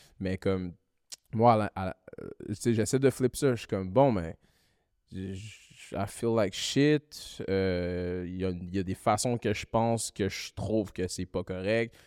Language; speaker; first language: French; early bilingual, other home language; Malagasy